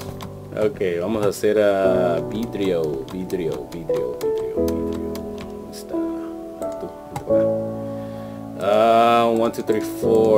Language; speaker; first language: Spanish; early bilingual, heritage; Spanish